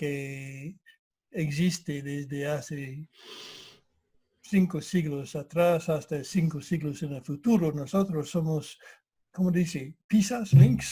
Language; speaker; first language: Spanish; non-native, fluent; English